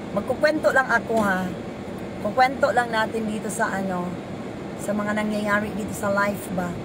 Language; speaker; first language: Filipino; non-native, local second language; Cebuano